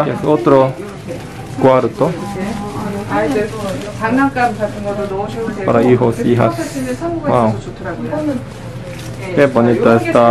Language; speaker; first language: Spanish; non-native, fluent; Korean